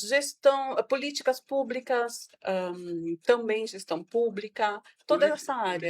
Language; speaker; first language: Portuguese; native; Portuguese